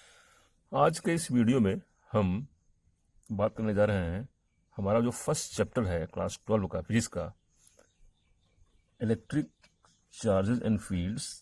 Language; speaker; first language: Hindi; native; Hindi